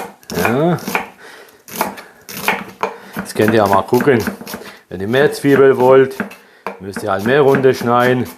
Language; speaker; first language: German; early bilingual, other home language; Polish